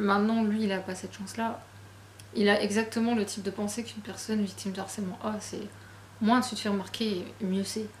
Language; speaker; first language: French; native; French